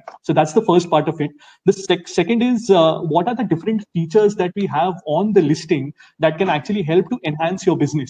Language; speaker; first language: English; non-native, local second language; Hindi